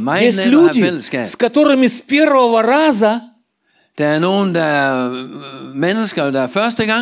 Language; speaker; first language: Danish; non-native, learner; Russian